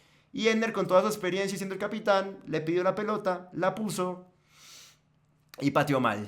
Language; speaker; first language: Spanish; native; Spanish